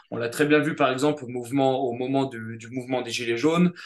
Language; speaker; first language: French; native; French